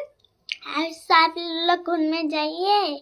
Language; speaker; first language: Hindi; non-native, local second language; Bangla